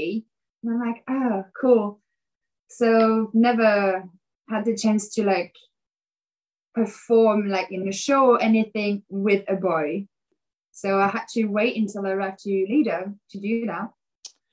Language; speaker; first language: English; non-native, fluent; French